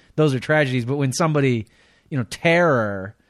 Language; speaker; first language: English; native; English